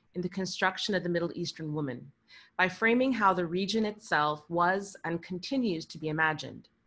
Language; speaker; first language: English; early bilingual, other home language; Arabic